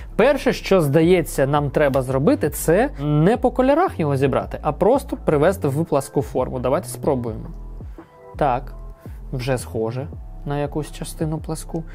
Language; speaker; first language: Ukrainian; non-native, local second language; Russian